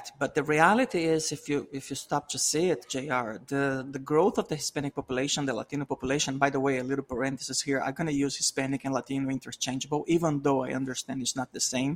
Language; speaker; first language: English; non-native, fluent; Portuguese